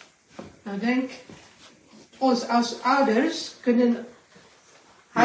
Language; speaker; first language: Dutch; non-native, learner; Indonesian